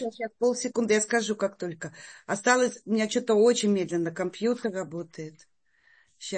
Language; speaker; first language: Russian; native; Russian